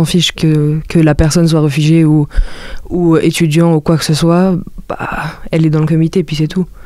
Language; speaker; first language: French; native; French